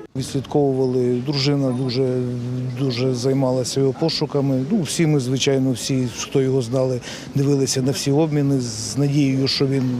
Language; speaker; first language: Ukrainian; native; Ukrainian